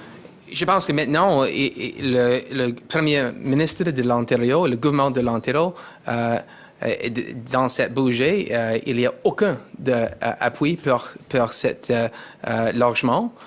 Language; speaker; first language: French; non-native, learner; English